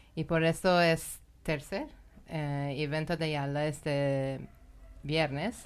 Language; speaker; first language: Spanish; non-native, learner; Persian